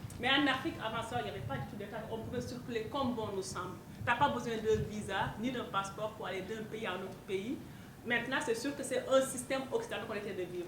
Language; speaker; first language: French; non-native, local second language; Wolof